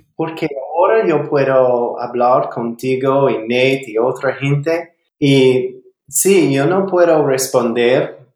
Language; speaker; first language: Spanish; non-native, learner; English